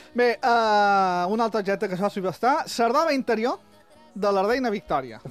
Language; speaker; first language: Catalan; native; Catalan